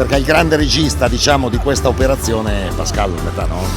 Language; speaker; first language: Italian; native; Italian